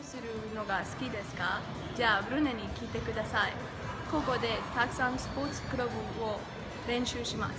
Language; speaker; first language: Japanese; non-native, learner; English